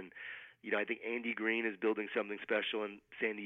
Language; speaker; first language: English; native; English